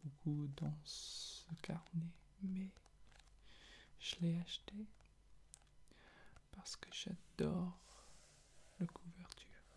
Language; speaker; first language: French; non-native, fluent; English